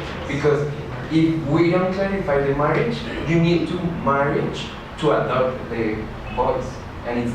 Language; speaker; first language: English; non-native, learner; Spanish